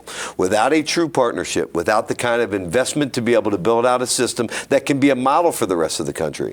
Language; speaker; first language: English; native; English